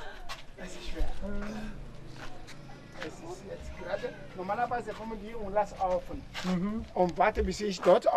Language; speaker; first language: German; non-native, learner; Ewe